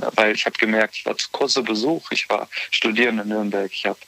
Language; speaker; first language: German; native; German